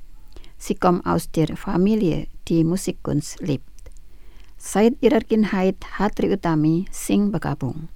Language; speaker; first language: German; non-native, fluent; Indonesian